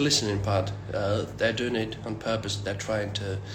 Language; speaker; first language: English; non-native, fluent; Russian